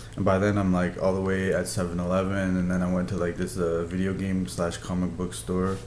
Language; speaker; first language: English; native; English